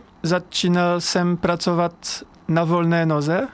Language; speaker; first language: Czech; non-native, fluent; French